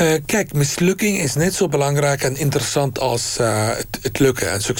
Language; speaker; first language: Dutch; non-native, fluent; Arabic